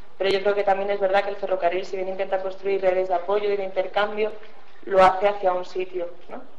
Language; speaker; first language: Spanish; native; Spanish